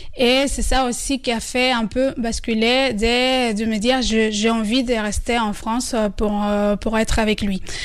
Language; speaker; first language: French; non-native, fluent; Spanish